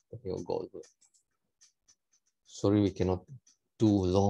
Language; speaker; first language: English; non-native, local second language; Malay